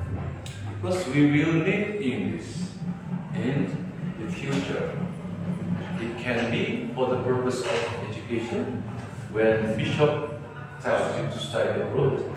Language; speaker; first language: English; non-native, fluent; Indonesian